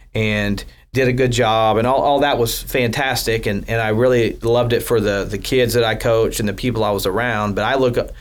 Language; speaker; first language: English; native; English